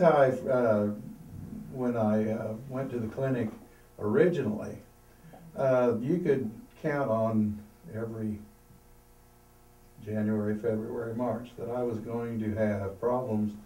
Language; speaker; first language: English; native; English